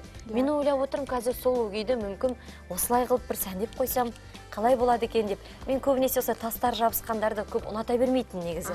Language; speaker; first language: Kazakh; native; Kazakh